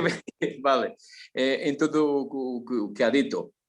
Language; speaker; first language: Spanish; non-native, learner; Portuguese